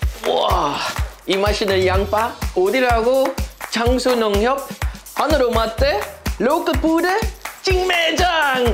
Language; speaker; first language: Korean; non-native, fluent; Dutch